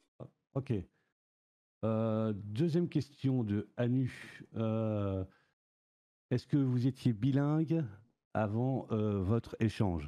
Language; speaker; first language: French; native; French